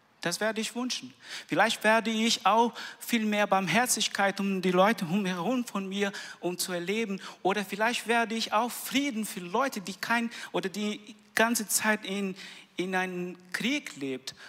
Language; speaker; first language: German; non-native, learner; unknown